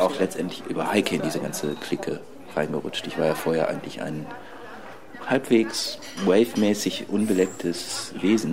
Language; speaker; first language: German; native; German